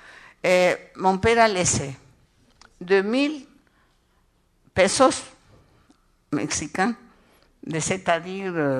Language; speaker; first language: French; non-native, learner; Spanish